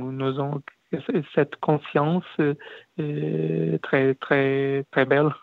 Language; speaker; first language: French; non-native, learner; Portuguese